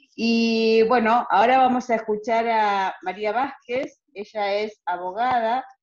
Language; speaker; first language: Spanish; native; Spanish